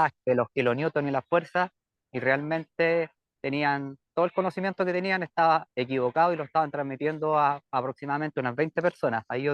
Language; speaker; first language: Spanish; native; Spanish